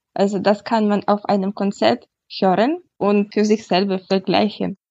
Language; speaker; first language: German; non-native, fluent; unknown